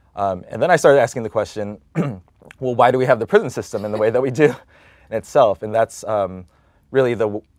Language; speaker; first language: English; native; English